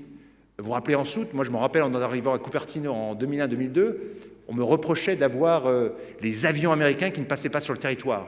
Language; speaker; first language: French; native; French